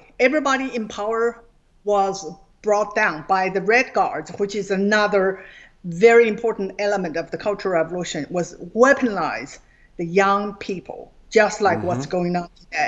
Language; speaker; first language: English; non-native, fluent; Chinese